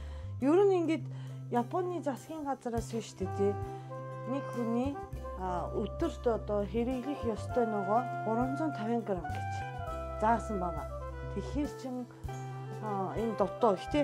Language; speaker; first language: Mongolian; non-native, fluent; Japanese